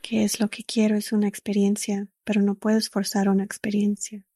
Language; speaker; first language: Spanish; early bilingual, other home language; English